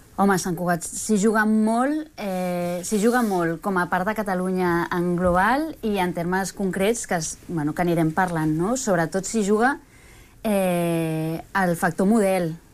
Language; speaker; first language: Catalan; early bilingual, other home language; Spanish